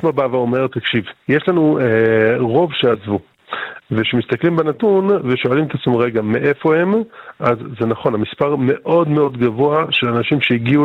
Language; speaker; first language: Hebrew; early bilingual, other home language; English